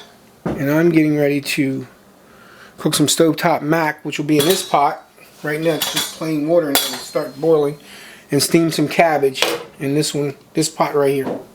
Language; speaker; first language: English; native; English